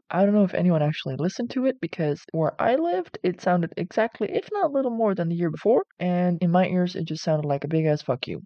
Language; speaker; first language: English; non-native, fluent; Dutch